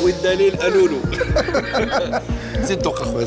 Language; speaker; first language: Arabic; native; Arabic